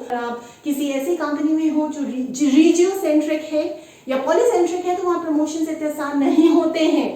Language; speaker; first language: Hindi; native; Hindi